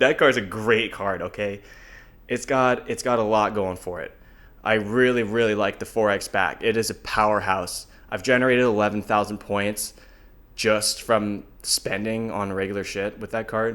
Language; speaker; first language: English; native; English